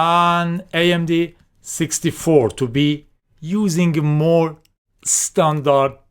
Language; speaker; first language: English; non-native, fluent; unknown